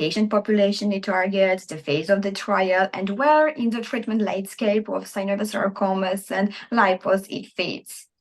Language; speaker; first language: English; non-native, fluent; Armenian